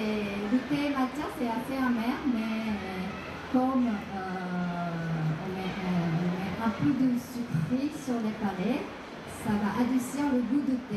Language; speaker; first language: French; non-native, fluent; Japanese